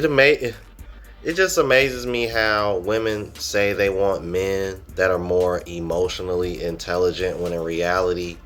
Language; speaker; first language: English; native; English